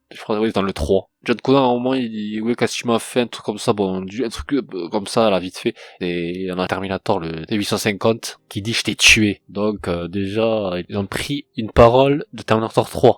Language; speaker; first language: French; native; French